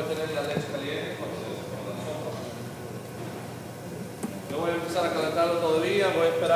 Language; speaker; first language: Spanish; early bilingual, heritage; Spanish